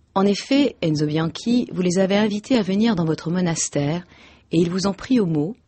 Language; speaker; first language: French; native; French